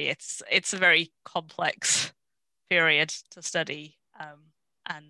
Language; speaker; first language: English; native; English